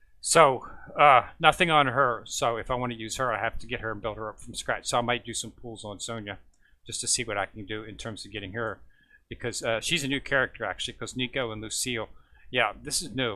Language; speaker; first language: English; native; English